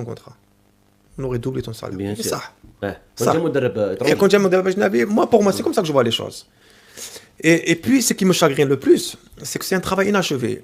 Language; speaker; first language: French; native; French